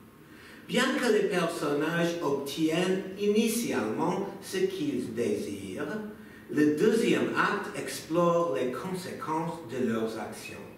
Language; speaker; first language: French; non-native, fluent; English